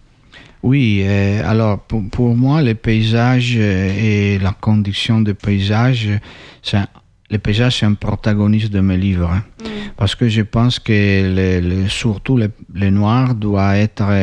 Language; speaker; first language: French; non-native, learner; Italian